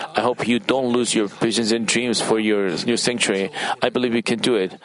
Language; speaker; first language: English; non-native, fluent; Korean